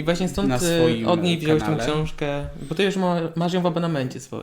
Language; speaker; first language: Polish; native; Polish